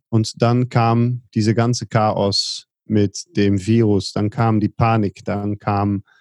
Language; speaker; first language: German; non-native, fluent; Dutch